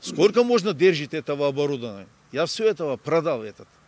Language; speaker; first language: Russian; non-native, learner; Turkish